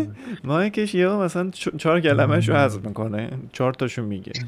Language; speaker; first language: Persian; native; Persian